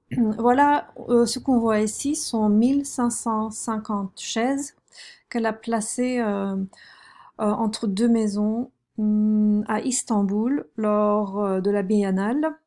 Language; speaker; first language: French; non-native, fluent; German